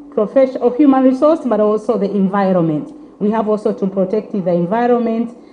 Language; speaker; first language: English; non-native, local second language; Swahili